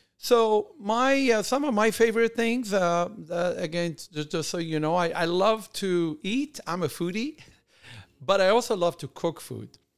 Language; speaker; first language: English; non-native, fluent; Persian